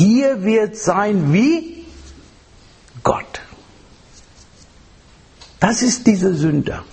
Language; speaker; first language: German; non-native, fluent; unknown